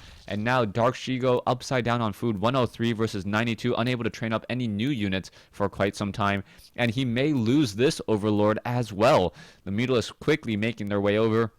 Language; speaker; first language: English; native; English